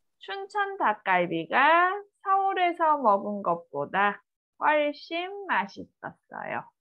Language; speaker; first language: Korean; native; Korean